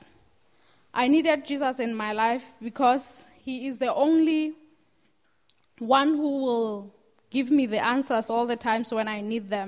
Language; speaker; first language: English; non-native, local second language; Southern Sotho